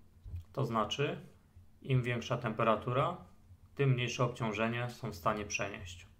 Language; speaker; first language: Polish; native; Polish